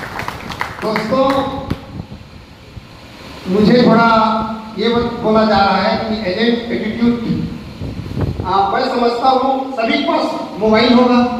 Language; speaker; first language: Hindi; native; Hindi